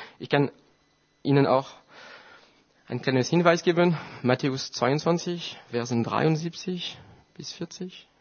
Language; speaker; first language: German; non-native, fluent; French